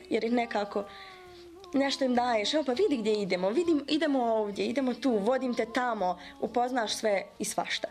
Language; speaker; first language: Serbian; early bilingual, heritage; Bosnian